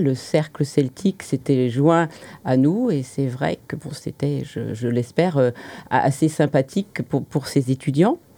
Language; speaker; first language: French; native; French